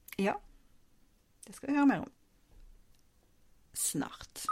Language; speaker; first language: Norwegian; native; Norwegian